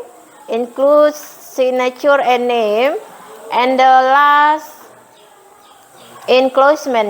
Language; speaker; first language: English; non-native, fluent; Indonesian